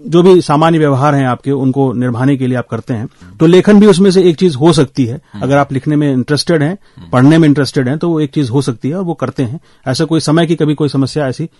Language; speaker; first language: Hindi; native; Hindi